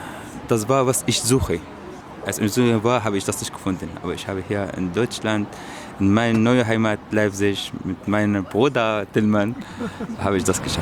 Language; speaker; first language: German; non-native, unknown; Arabic